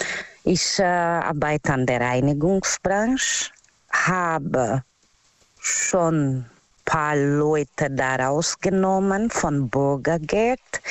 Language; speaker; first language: German; non-native, learner; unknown